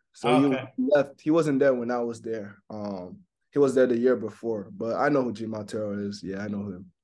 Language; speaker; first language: English; non-native, fluent; French